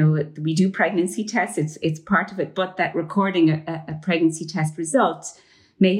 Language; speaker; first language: English; native; English